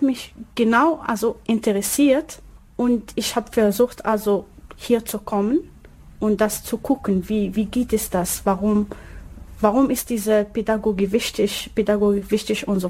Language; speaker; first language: German; non-native, learner; Arabic